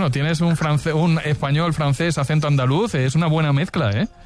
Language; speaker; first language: Spanish; native; Spanish